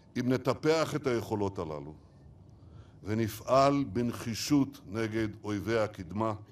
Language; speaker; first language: Hebrew; native; Hebrew